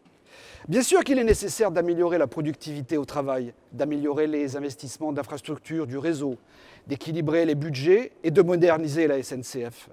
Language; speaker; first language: French; native; French